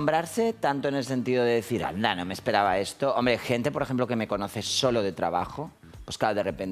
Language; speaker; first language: Spanish; native; Spanish